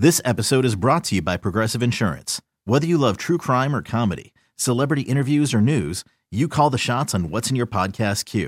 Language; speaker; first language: English; native; English